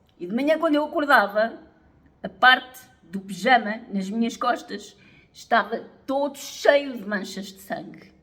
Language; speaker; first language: Portuguese; native; Portuguese